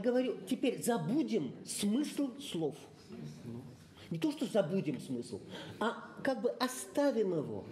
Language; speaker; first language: Russian; early bilingual, heritage; Russian